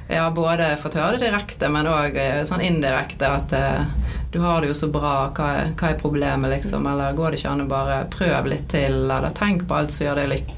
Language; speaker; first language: Norwegian; native; Norwegian